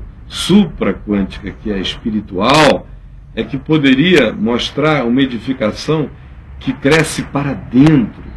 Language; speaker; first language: Portuguese; native; Portuguese